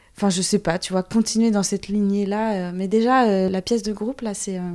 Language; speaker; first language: French; native; French